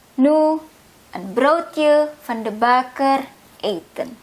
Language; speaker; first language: Dutch; non-native, fluent; Indonesian